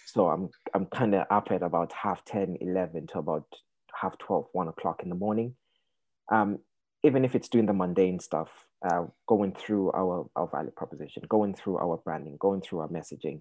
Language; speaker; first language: English; non-native, local second language; Shona